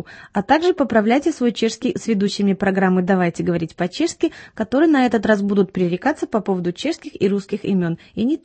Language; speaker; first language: Russian; native; Russian